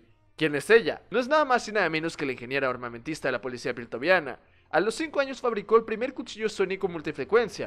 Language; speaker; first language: Spanish; native; Spanish